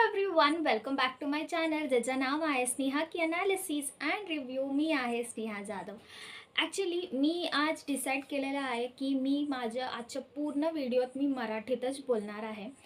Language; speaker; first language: Marathi; early bilingual, heritage; Marathi